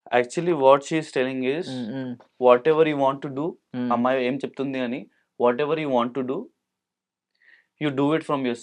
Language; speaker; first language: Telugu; non-native, local second language; Hindi